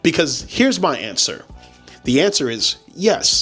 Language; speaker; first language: English; native; English